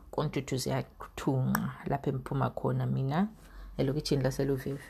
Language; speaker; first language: English; non-native, local second language; North Ndebele